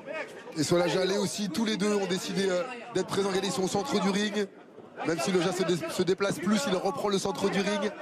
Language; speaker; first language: French; native; French